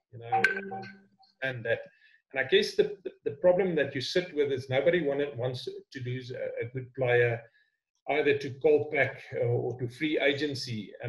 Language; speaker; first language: English; non-native, local second language; Afrikaans